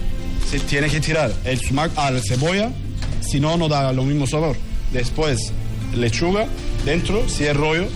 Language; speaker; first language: Spanish; non-native, learner; Turkish